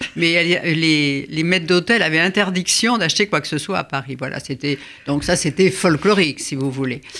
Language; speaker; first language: French; native; French